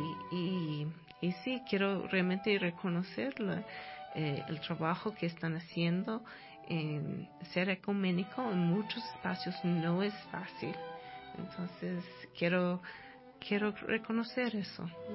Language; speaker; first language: Spanish; non-native, fluent; English